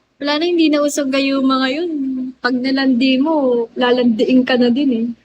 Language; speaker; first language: Filipino; native; Filipino